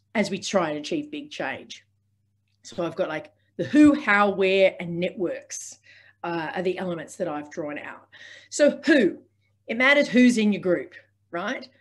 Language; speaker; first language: English; native; English